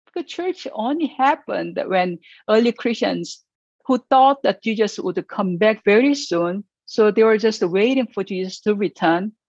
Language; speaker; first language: English; non-native, fluent; Korean